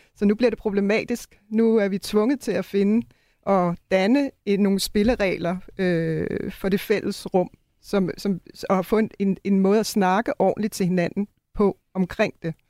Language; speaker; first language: Danish; native; Danish